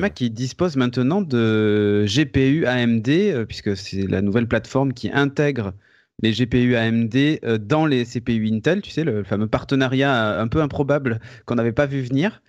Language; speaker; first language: French; native; French